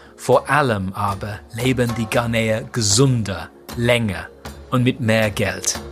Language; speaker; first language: German; non-native, fluent; English